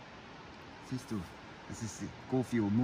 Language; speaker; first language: German; native; German